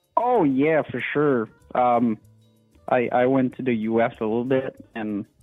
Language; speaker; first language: English; non-native, fluent; French